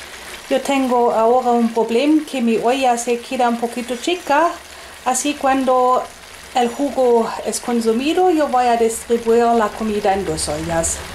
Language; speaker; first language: Spanish; non-native, fluent; German